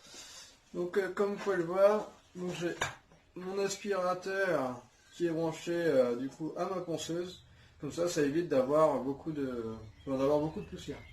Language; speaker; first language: French; native; French